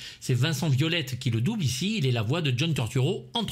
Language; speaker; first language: French; native; French